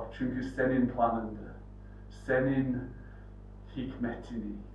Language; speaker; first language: Turkish; non-native, fluent; English